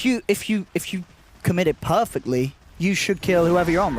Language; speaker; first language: English; native; English